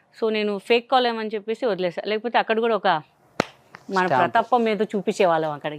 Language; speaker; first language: Telugu; non-native, local second language; Hindi